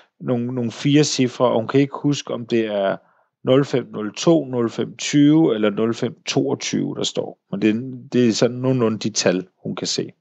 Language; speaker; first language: Danish; native; Danish